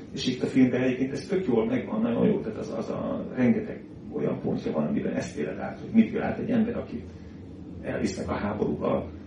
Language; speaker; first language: Hungarian; native; Hungarian